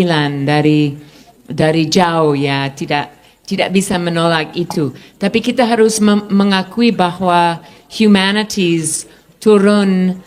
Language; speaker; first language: Indonesian; non-native, fluent; English